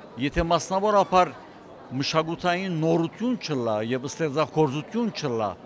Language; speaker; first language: Armenian; native; Armenian